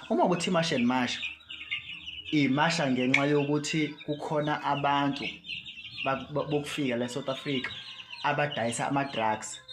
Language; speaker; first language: Zulu; native; Zulu